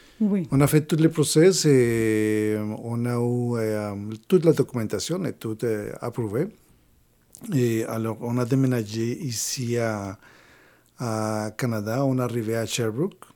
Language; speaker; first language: French; non-native, learner; Spanish